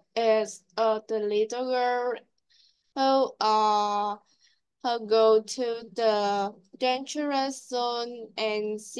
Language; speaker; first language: English; non-native, learner; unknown